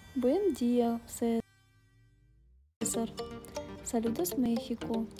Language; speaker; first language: Spanish; non-native, learner; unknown